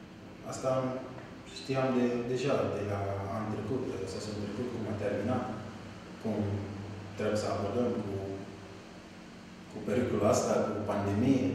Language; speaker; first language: Romanian; non-native, learner; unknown